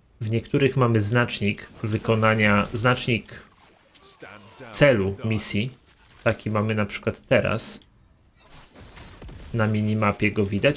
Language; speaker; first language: Polish; native; Polish